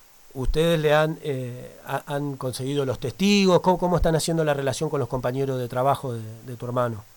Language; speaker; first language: Spanish; native; Spanish